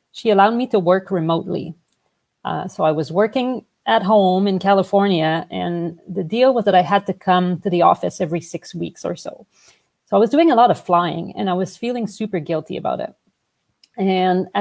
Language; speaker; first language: English; non-native, fluent; French